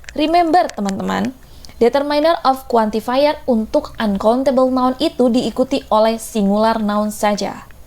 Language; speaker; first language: Indonesian; native; Indonesian